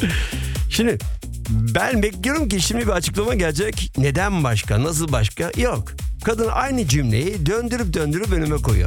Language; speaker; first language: Turkish; early bilingual, heritage; Turkish